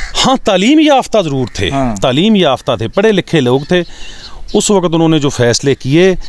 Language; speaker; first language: Urdu; native; Urdu